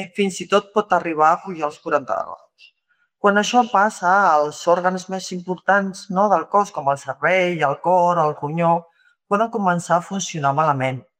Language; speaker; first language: Catalan; non-native, local second language; Spanish